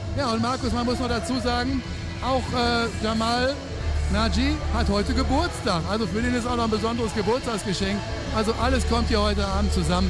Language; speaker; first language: German; native; German